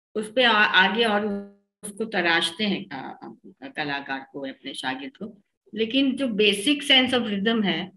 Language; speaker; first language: Hindi; native; Hindi